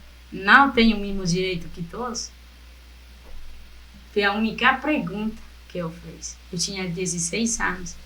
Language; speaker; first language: Portuguese; non-native, fluent; Spanish